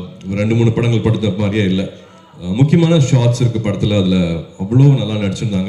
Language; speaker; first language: Tamil; native; Tamil